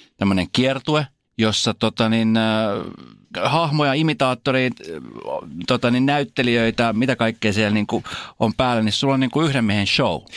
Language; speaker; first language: Finnish; early bilingual, other home language; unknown